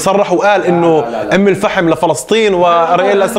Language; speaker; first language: Arabic; native; Arabic